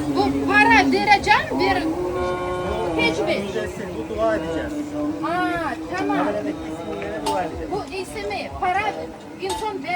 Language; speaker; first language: Turkish; non-native, learner; Russian